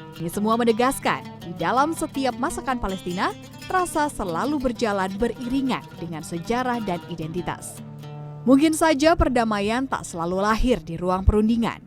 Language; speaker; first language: Indonesian; native; Indonesian